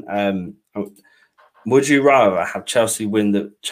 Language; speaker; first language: English; native; English